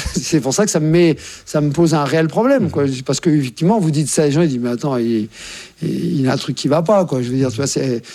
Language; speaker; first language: French; native; French